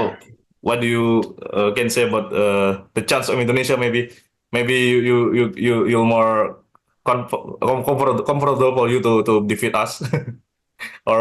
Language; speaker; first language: English; non-native, learner; Indonesian